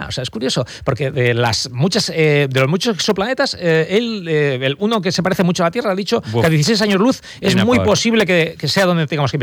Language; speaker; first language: Spanish; native; Spanish